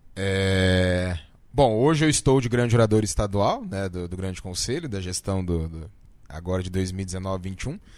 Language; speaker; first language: Portuguese; native; Portuguese